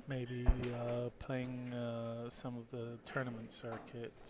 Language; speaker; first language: English; non-native, fluent; Hebrew